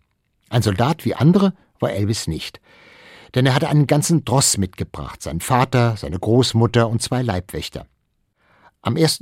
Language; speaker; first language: German; native; German